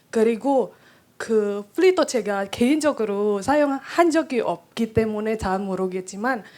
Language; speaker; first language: Korean; non-native, fluent; Indonesian